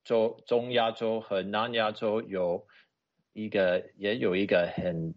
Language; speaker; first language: Chinese; non-native, fluent; English